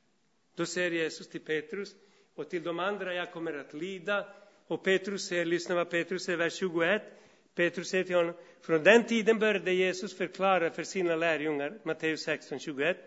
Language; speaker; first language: Swedish; non-native, fluent; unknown